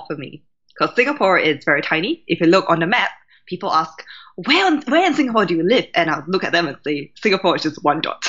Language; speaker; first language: English; native; English